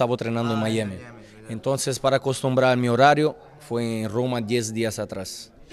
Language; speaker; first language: Spanish; non-native, fluent; Italian